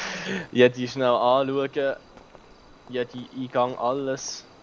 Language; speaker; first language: German; native; German